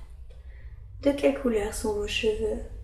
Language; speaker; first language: French; native; French